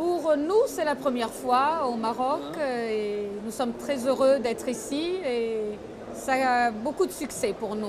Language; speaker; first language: French; non-native, fluent; Italian